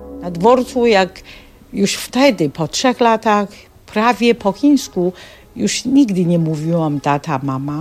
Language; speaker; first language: Polish; non-native, fluent; Chinese